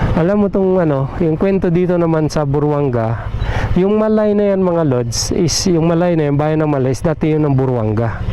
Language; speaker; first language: Filipino; non-native, local second language; Aklanon